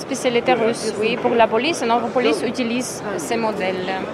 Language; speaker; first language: French; non-native, fluent; Russian